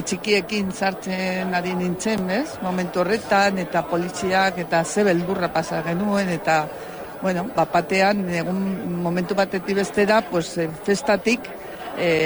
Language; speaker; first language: Basque; native; Basque